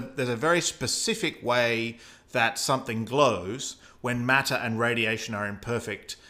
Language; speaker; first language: English; native; English